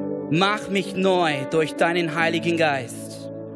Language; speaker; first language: German; non-native, fluent; English